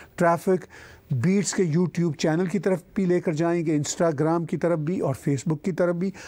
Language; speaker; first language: Urdu; non-native, local second language; Punjabi